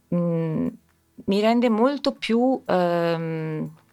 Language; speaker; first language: Italian; native; Italian